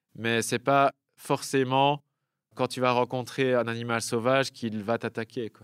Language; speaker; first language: French; native; French